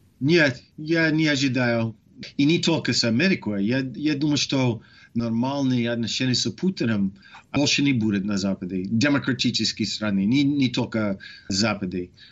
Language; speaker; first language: Russian; non-native, fluent; English